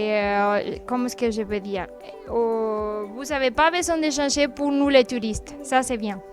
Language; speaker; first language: French; non-native, fluent; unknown